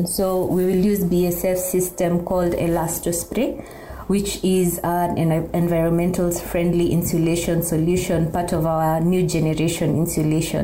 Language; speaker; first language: English; non-native, local second language; Kikuyu